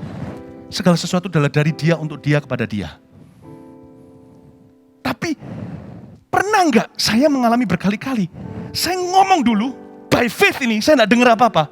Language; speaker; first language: Indonesian; native; Indonesian